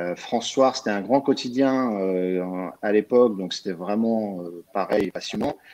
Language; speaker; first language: French; early bilingual, other home language; Arabic